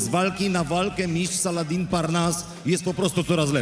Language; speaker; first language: Polish; native; Polish